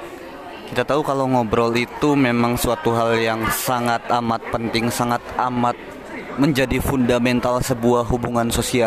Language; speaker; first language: Indonesian; native; Indonesian